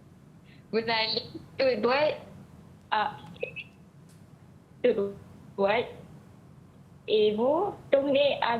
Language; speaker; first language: French; non-native, learner; Malay